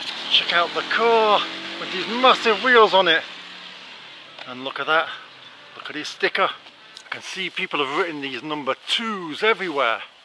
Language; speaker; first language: English; native; English